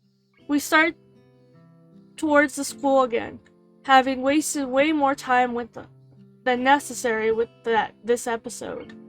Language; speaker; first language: English; native; English